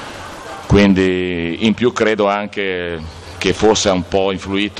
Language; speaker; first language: Italian; native; Italian